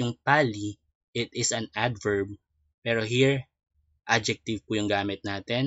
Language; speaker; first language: English; non-native, local second language; Filipino